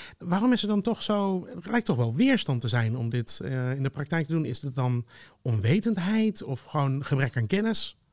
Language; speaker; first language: Dutch; native; Dutch